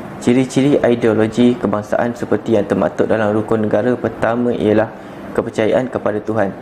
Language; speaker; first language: Malay; native; Malay